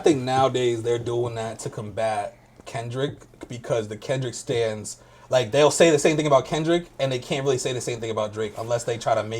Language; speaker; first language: English; native; English